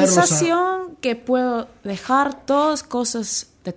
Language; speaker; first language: Spanish; non-native, learner; Finnish